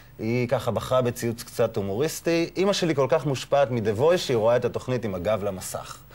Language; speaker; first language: Hebrew; native; Hebrew